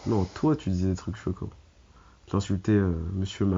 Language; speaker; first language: French; native; French